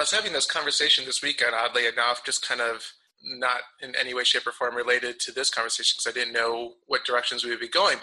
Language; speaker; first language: English; native; English